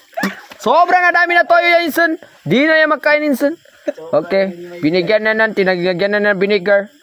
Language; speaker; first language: Filipino; non-native, local second language; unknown